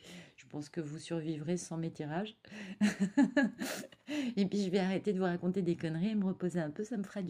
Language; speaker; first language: French; native; French